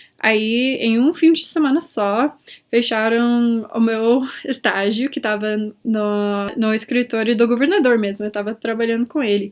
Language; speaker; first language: Portuguese; early bilingual, heritage; Portuguese